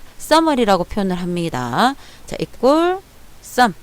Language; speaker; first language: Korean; native; Korean